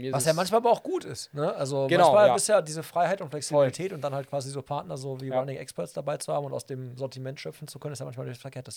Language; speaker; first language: German; native; German